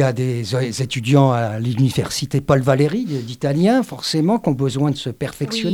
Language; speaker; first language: French; native; French